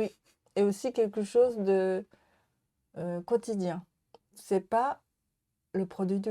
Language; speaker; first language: French; non-native, learner; Japanese